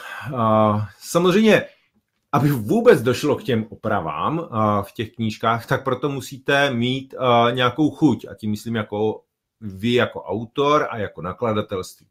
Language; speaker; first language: Czech; native; Czech